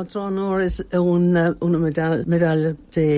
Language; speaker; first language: Spanish; non-native, learner; English